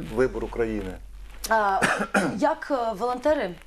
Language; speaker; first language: Ukrainian; non-native, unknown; Russian